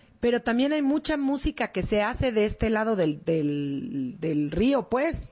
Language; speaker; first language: Spanish; native; Spanish